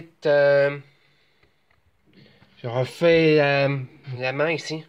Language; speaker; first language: French; native; French